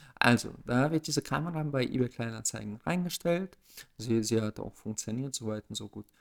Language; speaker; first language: German; early bilingual, other home language; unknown